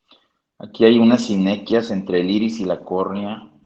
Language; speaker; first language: Spanish; native; Spanish